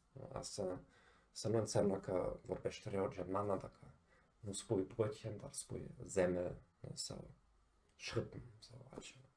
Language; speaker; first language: Romanian; non-native, fluent; German